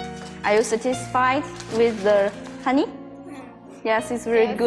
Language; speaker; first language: English; non-native, learner; Chinese